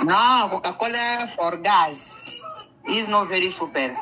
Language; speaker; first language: English; non-native, learner; Spanish